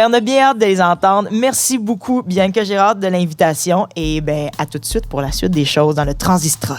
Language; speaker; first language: French; native; French